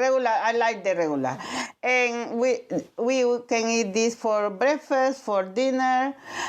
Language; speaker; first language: English; non-native, learner; Spanish